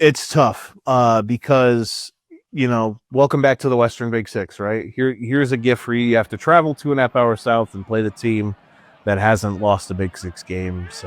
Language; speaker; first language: English; native; English